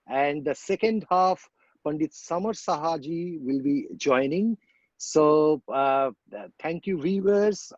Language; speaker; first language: English; non-native, local second language; Bangla